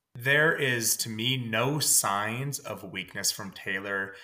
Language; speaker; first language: English; native; English